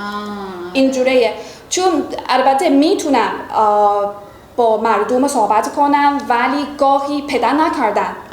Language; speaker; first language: Persian; non-native, learner; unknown